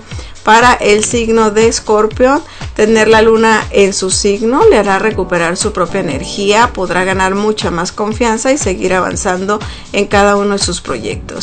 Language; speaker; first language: Spanish; native; Spanish